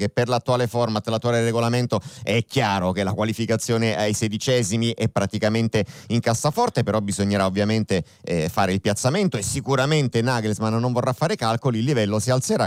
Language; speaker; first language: Italian; native; Italian